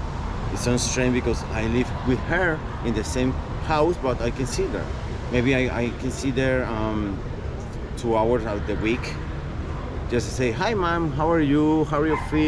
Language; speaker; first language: English; non-native, learner; Spanish